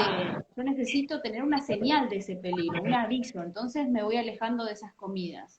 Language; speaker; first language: Spanish; native; Spanish